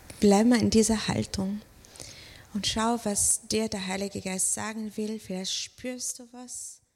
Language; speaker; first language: German; native; German